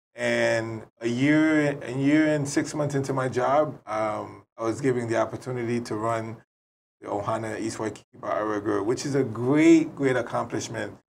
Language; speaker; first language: English; native; English